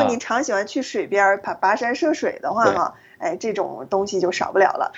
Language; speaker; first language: Chinese; native; Chinese